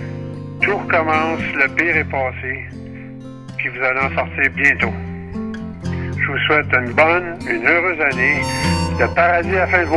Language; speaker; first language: French; native; French